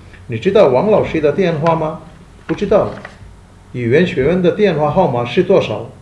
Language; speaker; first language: Chinese; non-native, fluent; Bangla